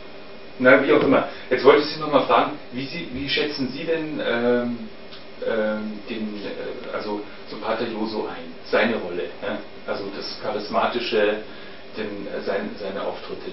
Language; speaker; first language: German; native; German